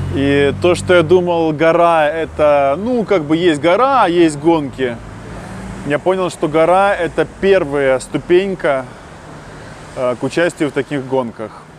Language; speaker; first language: Russian; native; Russian